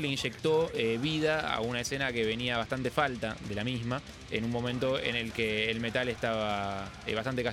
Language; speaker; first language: Spanish; native; Spanish